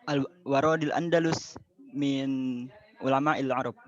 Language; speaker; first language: Arabic; non-native, learner; Indonesian